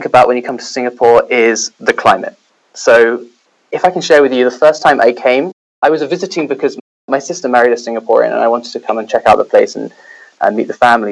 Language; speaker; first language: English; native; English